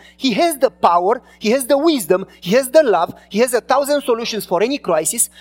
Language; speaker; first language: English; non-native, fluent; Romanian